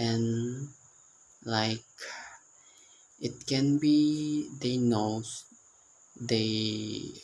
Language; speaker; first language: English; non-native, learner; Indonesian